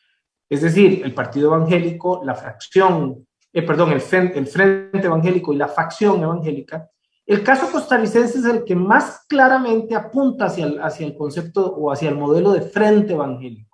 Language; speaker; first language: Spanish; native; Spanish